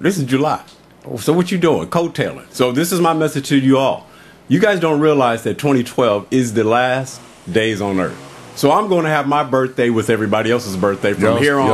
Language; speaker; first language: English; native; English